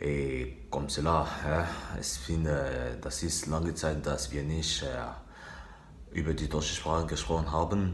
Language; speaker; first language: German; non-native, learner; French